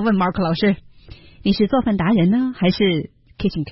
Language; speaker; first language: Chinese; native; Chinese